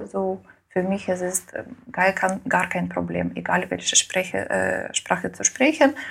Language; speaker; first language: German; non-native, learner; Ukrainian